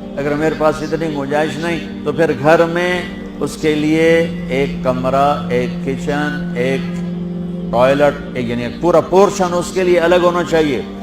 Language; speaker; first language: Urdu; non-native, local second language; Punjabi